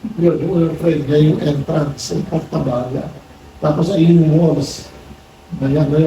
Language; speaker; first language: Filipino; native; Filipino